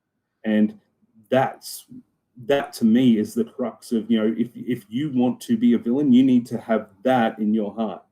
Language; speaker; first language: English; native; English